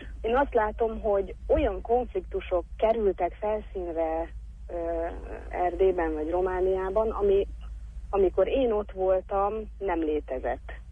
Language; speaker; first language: Hungarian; native; Hungarian